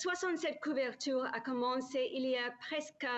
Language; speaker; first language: French; non-native, learner; English